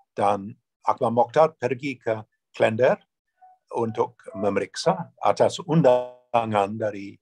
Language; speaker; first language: Indonesian; non-native, fluent; English